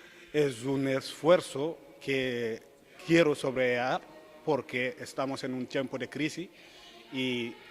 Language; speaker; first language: Spanish; non-native, fluent; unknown